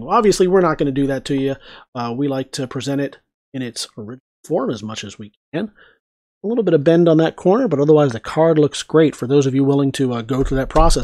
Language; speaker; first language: English; native; English